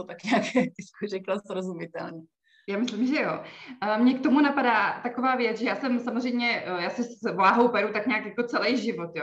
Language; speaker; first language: Czech; native; Czech